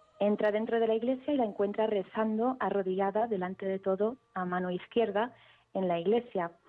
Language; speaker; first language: Spanish; early bilingual, heritage; Spanish